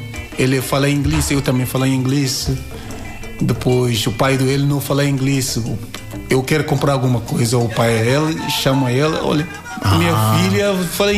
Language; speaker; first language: Portuguese; non-native, learner; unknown